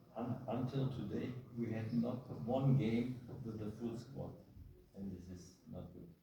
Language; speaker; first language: English; non-native, fluent; German